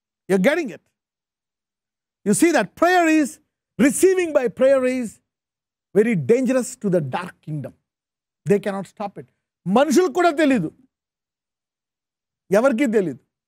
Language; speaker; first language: English; non-native, local second language; Telugu